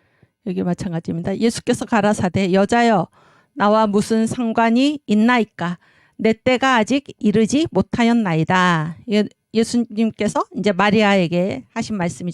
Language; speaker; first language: Korean; native; Korean